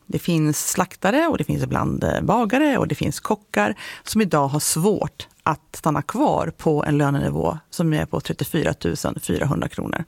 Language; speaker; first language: Swedish; native; Swedish